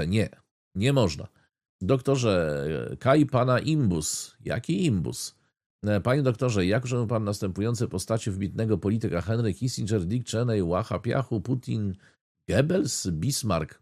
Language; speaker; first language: Polish; native; Polish